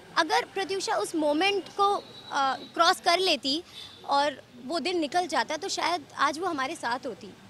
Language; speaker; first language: Hindi; native; Hindi